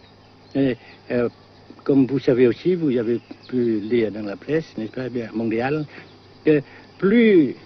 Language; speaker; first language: French; non-native, fluent; Vietnamese